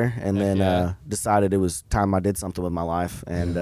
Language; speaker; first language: English; native; English